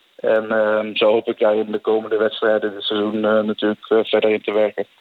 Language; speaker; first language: Dutch; native; Dutch